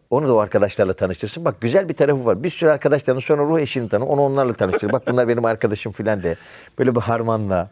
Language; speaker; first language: Turkish; native; Turkish